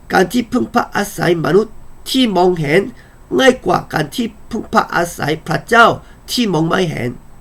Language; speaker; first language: Thai; non-native, fluent; Korean